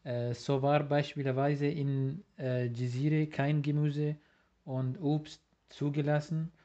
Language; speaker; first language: German; non-native, learner; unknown